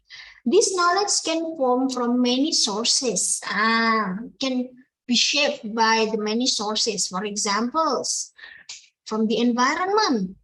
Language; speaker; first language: English; non-native, fluent; Indonesian